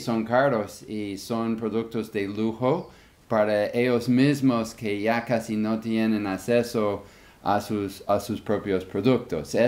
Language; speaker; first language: Spanish; non-native, fluent; English